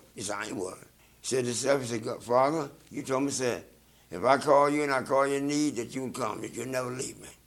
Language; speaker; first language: English; native; English